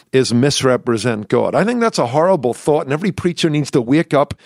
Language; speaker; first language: English; native; English